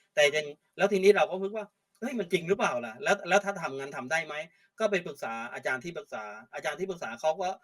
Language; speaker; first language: Thai; native; Thai